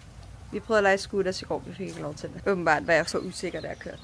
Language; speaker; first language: Danish; native; Danish